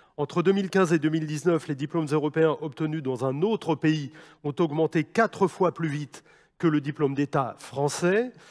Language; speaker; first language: French; native; French